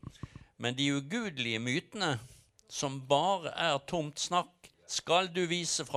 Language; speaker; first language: Norwegian; non-native, fluent; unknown